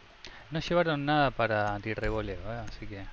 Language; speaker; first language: Spanish; native; Spanish